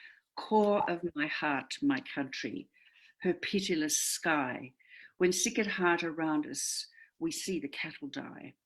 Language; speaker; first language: English; native; English